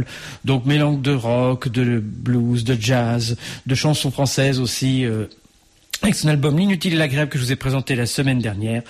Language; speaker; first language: French; native; French